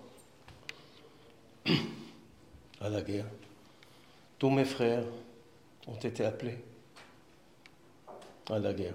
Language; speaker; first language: French; non-native, fluent; Hebrew